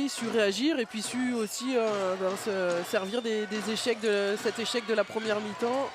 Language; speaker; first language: French; native; French